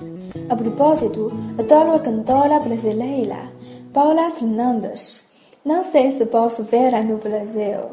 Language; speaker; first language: Portuguese; non-native, learner; Chinese